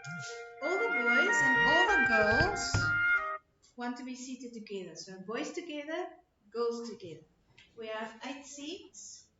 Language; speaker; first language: English; non-native, local second language; Afrikaans